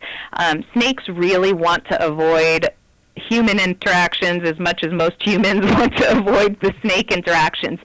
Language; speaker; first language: English; native; English